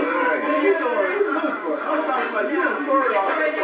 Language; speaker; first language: English; native; English